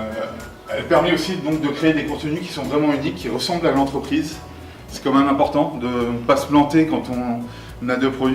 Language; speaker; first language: French; native; French